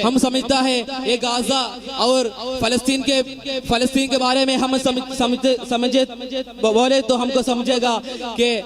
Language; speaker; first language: Hindi; non-native, local second language; Malayalam